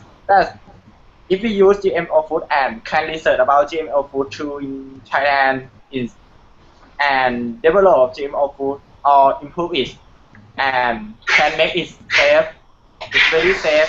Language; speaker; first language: English; non-native, learner; Thai